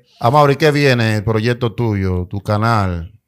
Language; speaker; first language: Spanish; native; Spanish